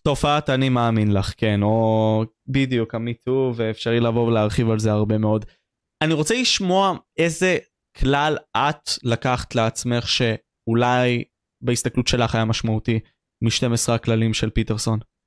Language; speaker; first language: Hebrew; native; Hebrew